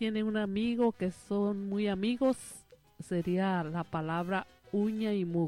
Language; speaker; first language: Spanish; native; Spanish